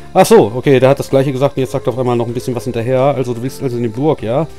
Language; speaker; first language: German; native; German